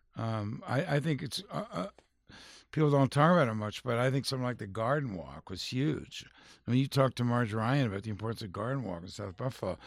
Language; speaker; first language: English; native; English